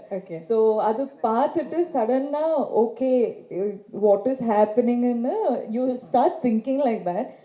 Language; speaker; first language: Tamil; non-native, learner; Kannada